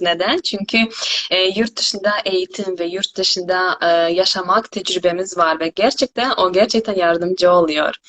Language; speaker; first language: Turkish; non-native, fluent; Korean